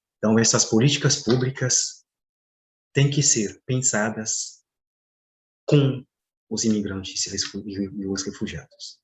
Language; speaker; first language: Portuguese; non-native, fluent; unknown